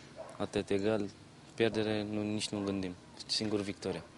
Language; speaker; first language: Romanian; non-native, learner; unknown